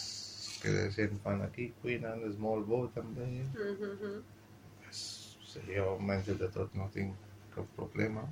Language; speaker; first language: Catalan; non-native, fluent; Arabic